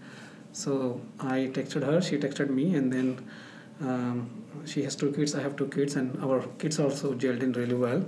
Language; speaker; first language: English; non-native, local second language; Marathi